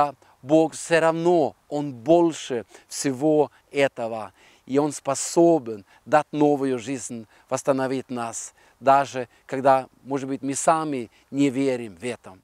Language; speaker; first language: Russian; non-native, fluent; Norwegian